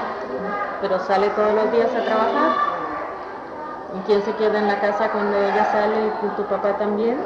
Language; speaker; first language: Spanish; native; Spanish